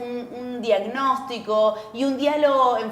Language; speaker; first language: Spanish; native; Spanish